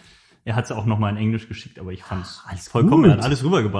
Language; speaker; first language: German; native; German